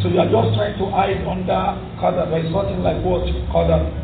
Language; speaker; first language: English; non-native, local second language; Yoruba